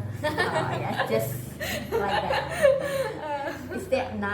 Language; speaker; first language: English; non-native, learner; Indonesian